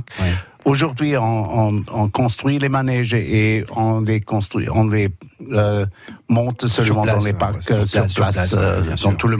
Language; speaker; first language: French; non-native, fluent; German